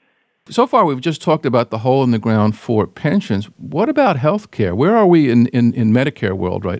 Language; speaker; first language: English; native; English